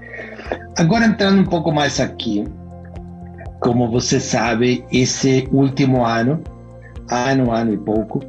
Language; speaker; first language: Portuguese; non-native, fluent; Spanish